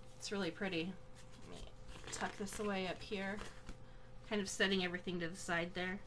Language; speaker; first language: English; native; English